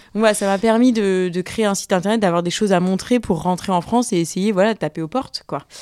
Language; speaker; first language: French; native; French